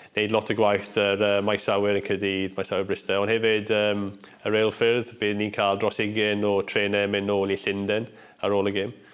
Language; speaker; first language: Welsh; non-native, local second language; English